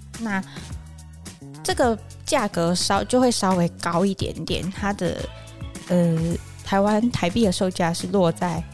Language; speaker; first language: Chinese; native; Chinese